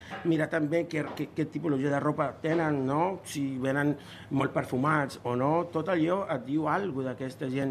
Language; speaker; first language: Catalan; non-native, fluent; Spanish